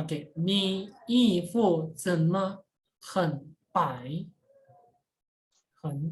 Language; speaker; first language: Chinese; non-native, fluent; Indonesian